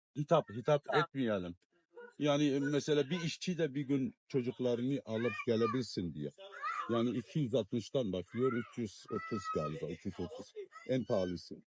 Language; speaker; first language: Turkish; non-native, fluent; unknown